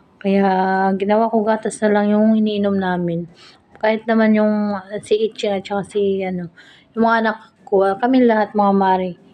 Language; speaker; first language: Filipino; non-native, local second language; Cebuano